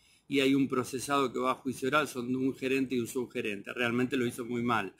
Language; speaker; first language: Spanish; native; Spanish